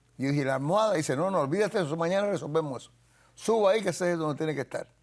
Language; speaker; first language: Spanish; native; Spanish